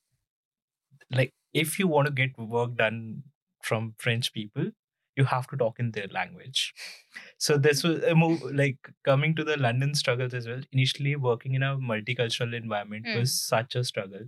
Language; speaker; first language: English; non-native, local second language; Punjabi